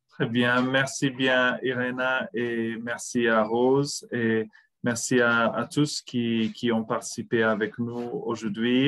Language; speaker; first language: French; non-native, fluent; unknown